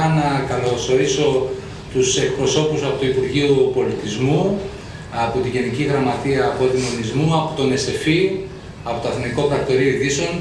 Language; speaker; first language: Greek; native; Greek